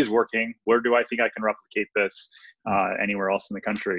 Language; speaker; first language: English; native; English